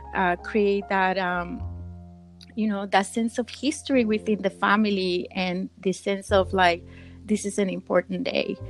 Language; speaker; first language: English; early bilingual, other home language; Spanish